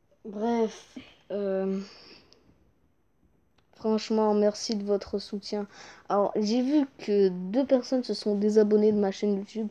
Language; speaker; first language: French; native; French